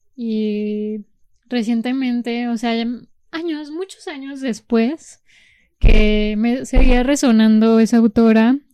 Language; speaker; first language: Spanish; native; Spanish